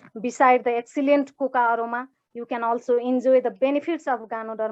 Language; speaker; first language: English; non-native, local second language; Nepali